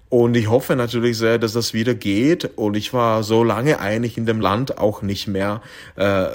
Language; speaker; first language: German; non-native, fluent; Czech